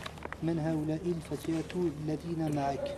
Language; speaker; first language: Arabic; non-native, learner; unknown